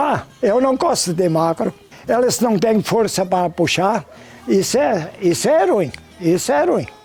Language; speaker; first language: Portuguese; non-native, local second language; German